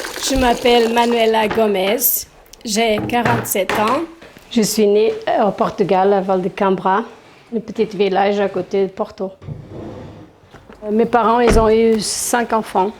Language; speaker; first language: French; non-native, fluent; Portuguese